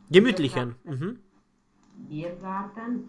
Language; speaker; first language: German; non-native, learner; Romanian